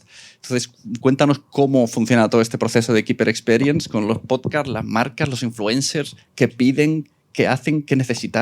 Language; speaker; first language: Spanish; native; Spanish